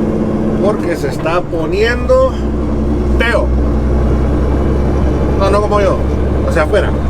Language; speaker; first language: Spanish; early bilingual, heritage; Spanish